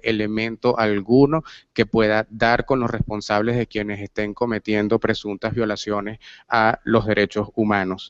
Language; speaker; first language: Spanish; native; Spanish